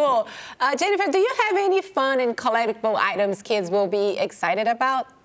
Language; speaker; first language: English; native; English